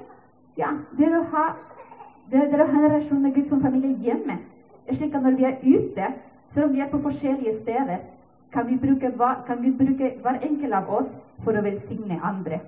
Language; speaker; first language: Norwegian; non-native, fluent; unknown